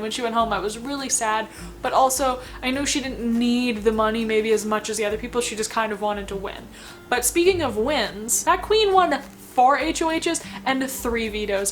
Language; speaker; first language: English; native; English